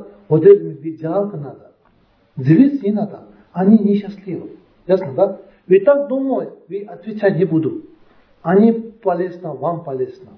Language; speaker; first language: Russian; non-native, learner; Tibetan